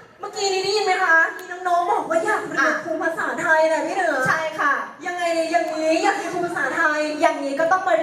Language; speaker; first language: Thai; native; Thai